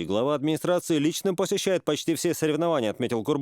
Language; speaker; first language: Russian; native; Russian